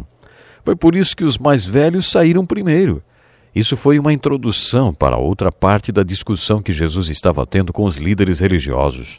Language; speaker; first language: Portuguese; native; Portuguese